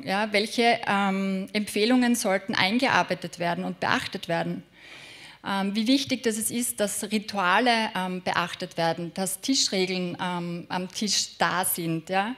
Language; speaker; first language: German; native; German